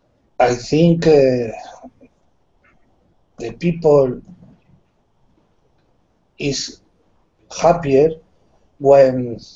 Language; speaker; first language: English; non-native, learner; Spanish